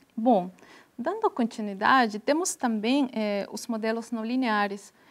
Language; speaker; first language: Portuguese; non-native, fluent; Spanish